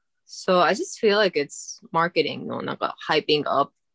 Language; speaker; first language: English; early bilingual, other home language; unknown